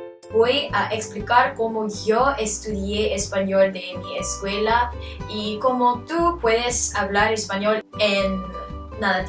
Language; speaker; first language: Spanish; non-native, learner; English